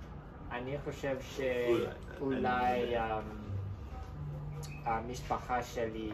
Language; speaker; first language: Hebrew; non-native, learner; English